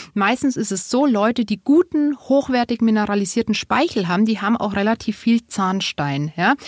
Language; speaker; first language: German; native; German